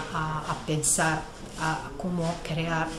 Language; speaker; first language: Spanish; non-native, fluent; Arabic